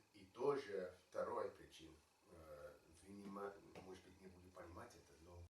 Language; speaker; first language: Russian; non-native, learner; English